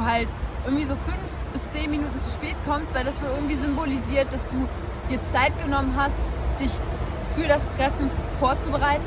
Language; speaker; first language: German; native; German